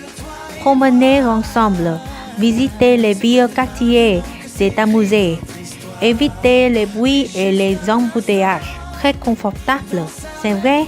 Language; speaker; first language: French; non-native, learner; Vietnamese